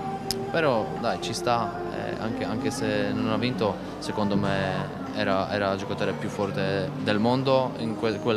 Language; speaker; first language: Italian; non-native, learner; Polish